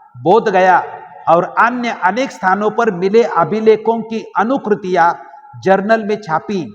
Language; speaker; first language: Hindi; non-native, local second language; Marathi